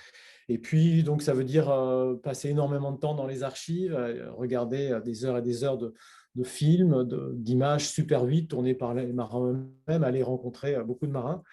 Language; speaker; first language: French; native; French